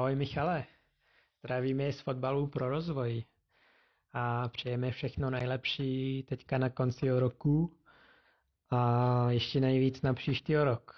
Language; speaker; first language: Czech; non-native, fluent; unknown